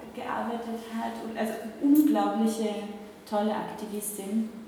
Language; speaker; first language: German; native; German